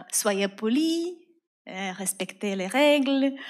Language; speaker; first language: French; non-native, fluent; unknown